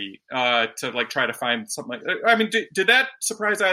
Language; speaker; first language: English; native; English